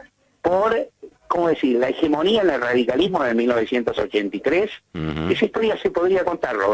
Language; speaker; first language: Spanish; native; Spanish